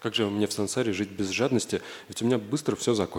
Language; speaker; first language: Russian; native; Russian